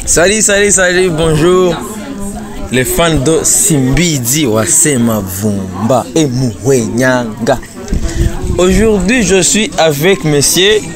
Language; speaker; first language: French; non-native, learner; Rundi